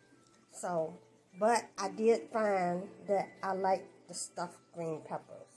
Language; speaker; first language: English; native; English